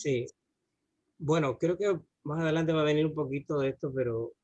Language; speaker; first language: Spanish; native; Spanish